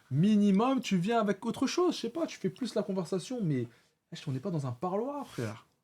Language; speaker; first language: French; native; French